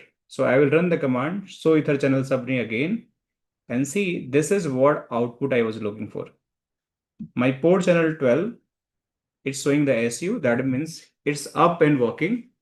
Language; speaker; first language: English; non-native, local second language; Hindi